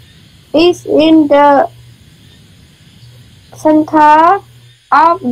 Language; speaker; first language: English; non-native, learner; Khmer